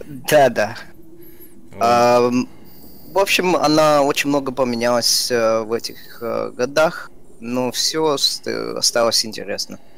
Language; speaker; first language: Russian; early bilingual, heritage; Russian